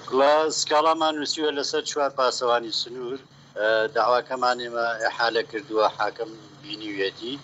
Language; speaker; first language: Central Kurdish; non-native, local second language; Gurani